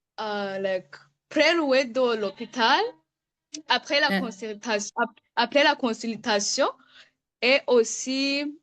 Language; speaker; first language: French; non-native, local second language; Rundi